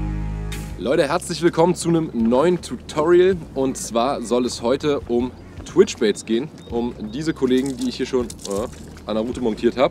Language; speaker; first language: German; native; German